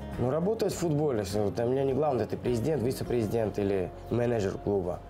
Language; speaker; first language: Russian; non-native, local second language; Georgian